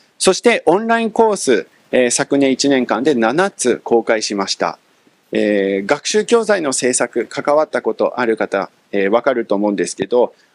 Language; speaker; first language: Japanese; early bilingual, other home language; English